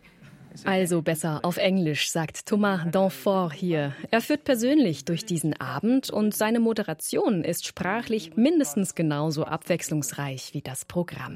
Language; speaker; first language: German; native; German